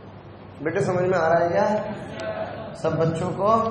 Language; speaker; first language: Hindi; native; Hindi